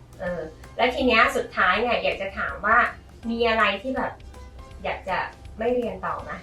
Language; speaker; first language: Thai; native; Thai